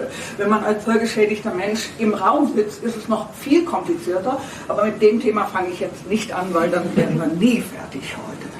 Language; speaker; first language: German; native; German